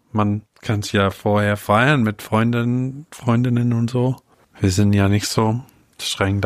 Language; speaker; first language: German; non-native, fluent; English